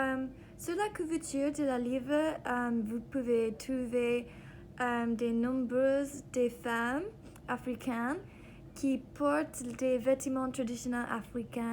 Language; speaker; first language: French; non-native, learner; English